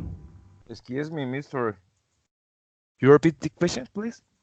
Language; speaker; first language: English; non-native, learner; Spanish